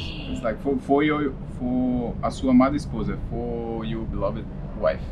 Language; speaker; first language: English; non-native, learner; Portuguese